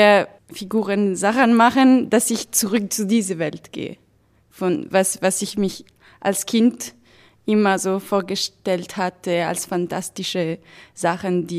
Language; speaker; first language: German; non-native, fluent; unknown